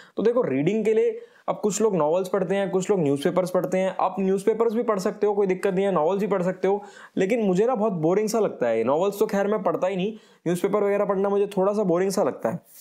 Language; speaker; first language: Hindi; native; Hindi